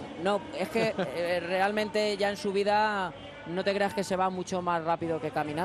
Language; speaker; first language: Spanish; native; Spanish